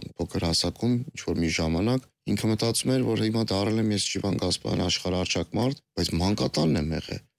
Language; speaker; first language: Armenian; native; Armenian